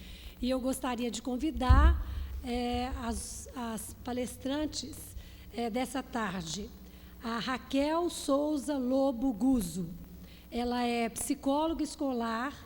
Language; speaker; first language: Portuguese; native; Portuguese